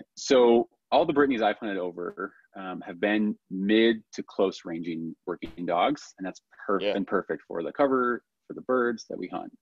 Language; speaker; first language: English; native; English